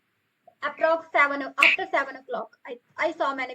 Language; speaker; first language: English; non-native, local second language; Hindi